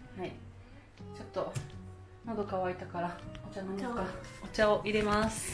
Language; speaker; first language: Japanese; native; Japanese